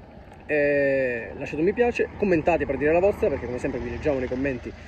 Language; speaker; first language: Italian; native; Italian